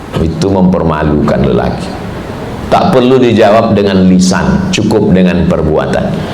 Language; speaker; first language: Malay; native; Malay